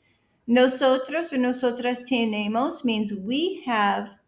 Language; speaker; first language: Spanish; non-native, fluent; English